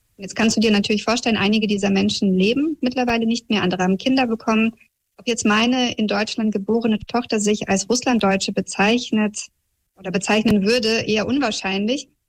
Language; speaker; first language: German; early bilingual, heritage; German